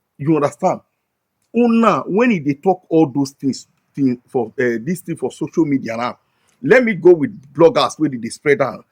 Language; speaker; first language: Nigerian Pidgin; non-native, local second language; Bini